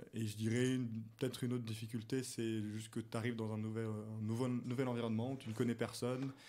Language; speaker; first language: French; native; French